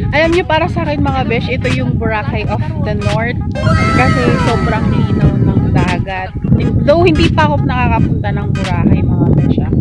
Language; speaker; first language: Filipino; non-native, local second language; Pangasinan